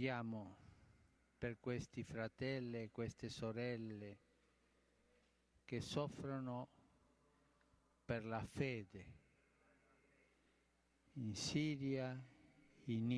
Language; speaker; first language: Italian; non-native, fluent; Spanish